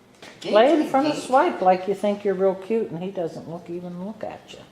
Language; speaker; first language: English; native; English